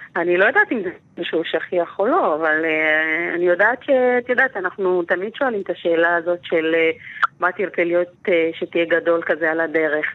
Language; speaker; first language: Hebrew; native; Hebrew